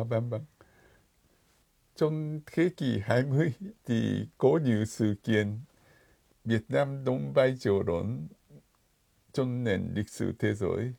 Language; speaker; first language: Vietnamese; non-native, fluent; Japanese